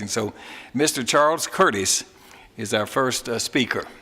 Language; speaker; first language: English; native; English